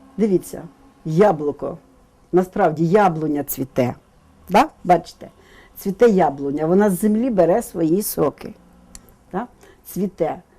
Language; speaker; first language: Ukrainian; native; Ukrainian